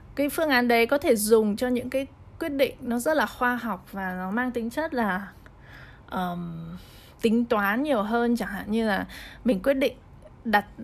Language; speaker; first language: Vietnamese; early bilingual, heritage; Vietnamese